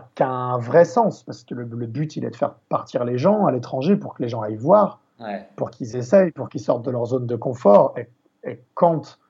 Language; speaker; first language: French; native; French